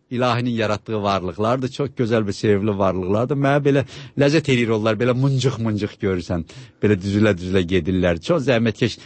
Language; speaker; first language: Azerbaijani; native; Azerbaijani